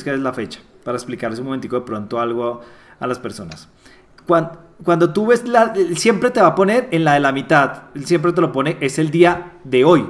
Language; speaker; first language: Spanish; native; Spanish